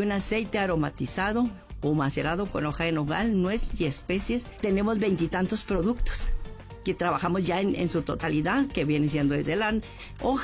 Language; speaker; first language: Spanish; native; Spanish